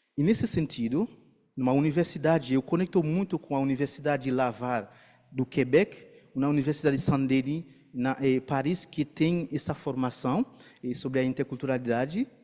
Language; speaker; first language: Portuguese; non-native, fluent; Haitian Creole